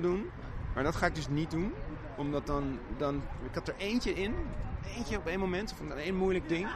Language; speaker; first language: Dutch; native; Dutch